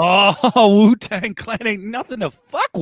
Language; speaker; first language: English; native; English